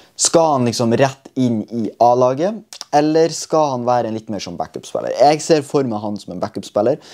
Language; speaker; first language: Norwegian; native; Norwegian